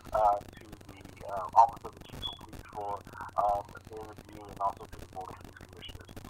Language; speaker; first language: English; native; English